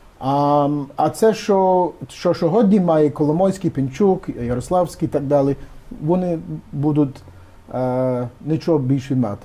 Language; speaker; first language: Ukrainian; early bilingual, heritage; Ukrainian